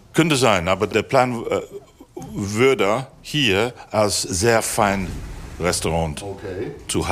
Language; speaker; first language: German; non-native, fluent; English